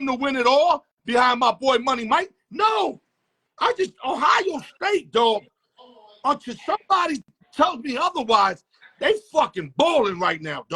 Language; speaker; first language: English; native; English